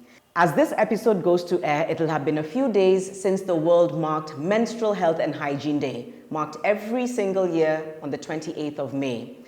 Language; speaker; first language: English; non-native, local second language; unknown